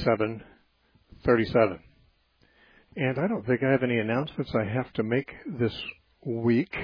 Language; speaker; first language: English; native; English